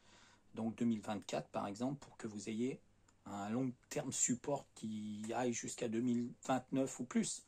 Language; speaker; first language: French; native; French